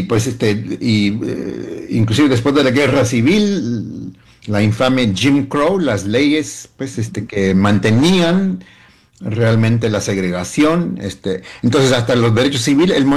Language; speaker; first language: Spanish; early bilingual, heritage; Spanish